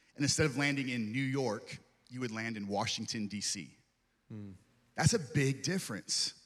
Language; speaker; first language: English; native; English